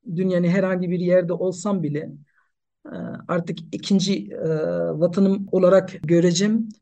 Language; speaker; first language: Turkish; non-native, fluent; Nepali